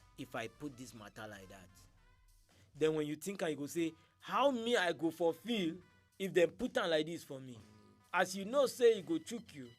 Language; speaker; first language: Nigerian Pidgin; native; Nigerian Pidgin